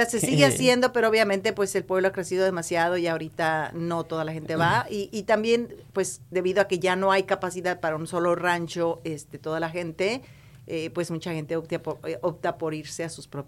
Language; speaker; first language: Spanish; native; Spanish